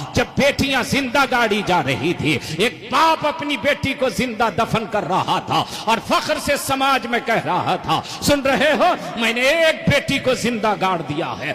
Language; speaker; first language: Urdu; native; Urdu